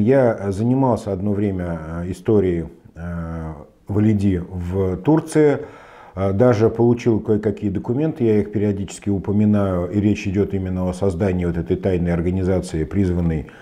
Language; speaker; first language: Russian; native; Russian